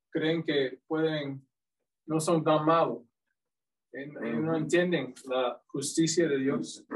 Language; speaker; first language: Spanish; early bilingual, heritage; English